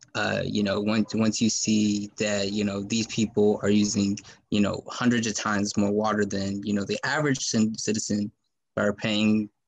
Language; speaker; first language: English; native; English